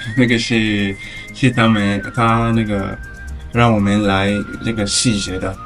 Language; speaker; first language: Chinese; non-native, learner; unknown